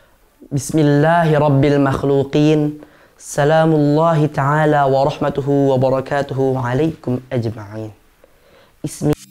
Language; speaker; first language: Arabic; non-native, learner; Indonesian